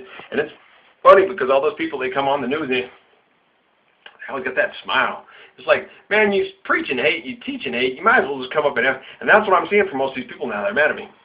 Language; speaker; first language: English; native; English